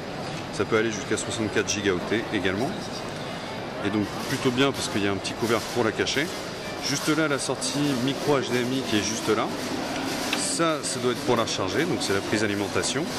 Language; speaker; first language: French; native; French